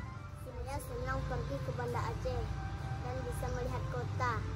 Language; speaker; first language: Indonesian; non-native, local second language; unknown